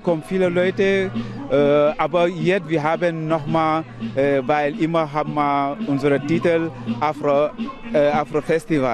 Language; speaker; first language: German; non-native, learner; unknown